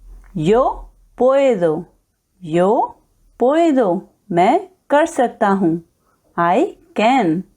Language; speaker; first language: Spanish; non-native, fluent; Hindi